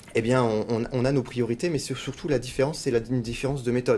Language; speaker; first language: French; native; French